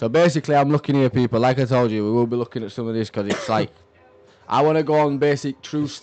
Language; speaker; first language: English; native; English